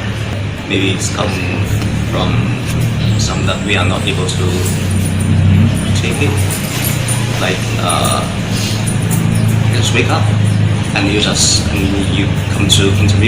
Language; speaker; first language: English; non-native, learner; Chinese